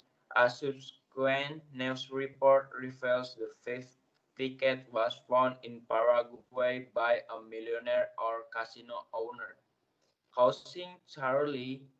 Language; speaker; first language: English; non-native, learner; Indonesian